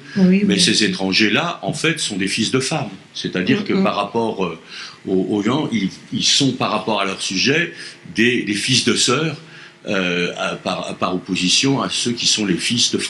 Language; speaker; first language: French; native; French